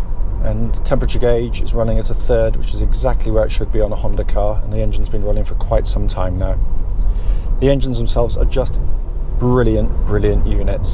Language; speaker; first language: English; native; English